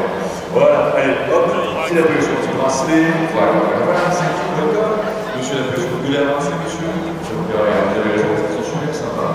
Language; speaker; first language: French; native; French